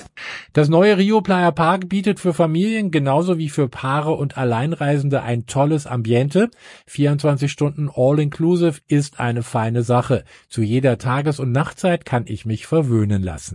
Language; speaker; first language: German; native; German